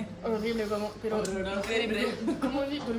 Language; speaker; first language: Spanish; non-native, learner; French